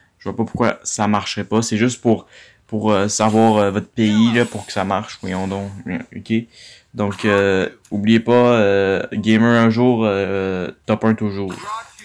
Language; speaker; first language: French; native; French